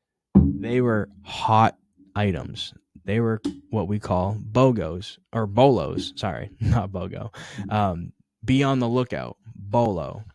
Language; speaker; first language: English; native; English